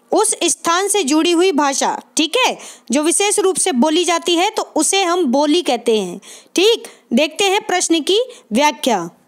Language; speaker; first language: Hindi; native; Hindi